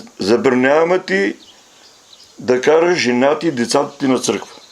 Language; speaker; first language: Bulgarian; native; Bulgarian